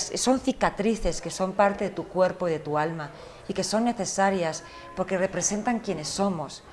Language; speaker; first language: Spanish; early bilingual, heritage; Spanish